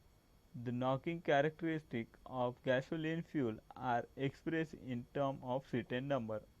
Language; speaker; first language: English; non-native, local second language; Marathi